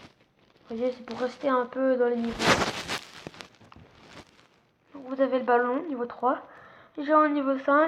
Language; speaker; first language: French; native; French